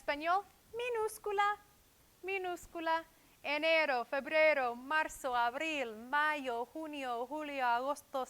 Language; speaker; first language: Spanish; non-native, fluent; English